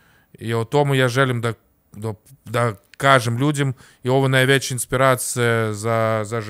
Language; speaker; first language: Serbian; non-native, learner; Russian